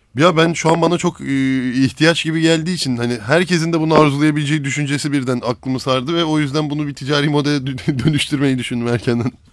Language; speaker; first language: Turkish; native; Turkish